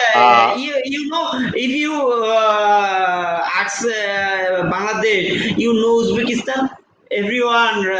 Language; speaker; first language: English; non-native, fluent; Bangla